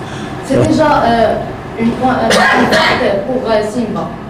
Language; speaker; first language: French; non-native, local second language; Arabic